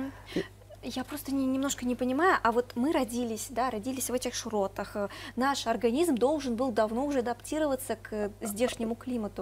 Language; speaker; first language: Russian; native; Russian